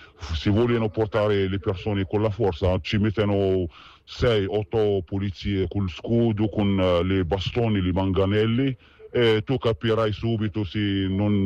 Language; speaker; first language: Italian; non-native, fluent; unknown